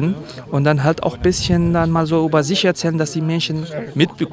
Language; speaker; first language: German; non-native, fluent; Kurdish